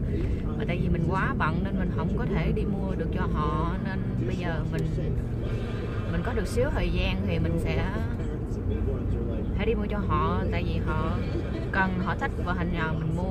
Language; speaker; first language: Vietnamese; native; Vietnamese